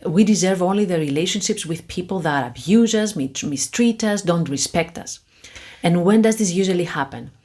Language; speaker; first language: English; non-native, fluent; Greek